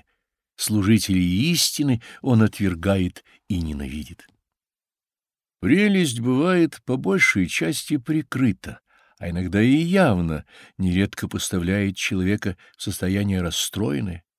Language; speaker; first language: Russian; native; Russian